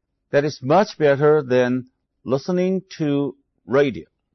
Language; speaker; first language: English; non-native, fluent; Chinese